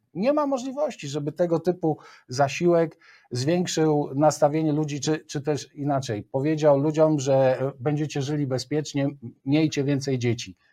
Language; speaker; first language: Polish; native; Polish